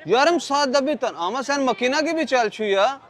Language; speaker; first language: Turkish; non-native, learner; Urdu